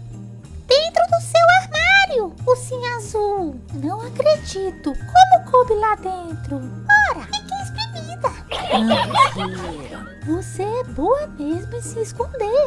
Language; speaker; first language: Portuguese; native; Portuguese